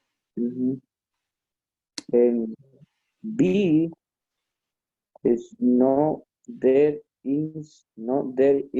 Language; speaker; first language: English; non-native, learner; Spanish